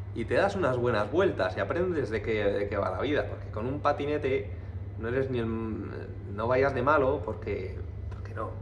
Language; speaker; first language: Spanish; native; Spanish